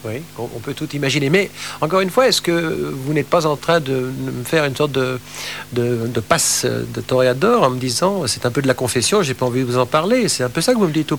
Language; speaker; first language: French; native; French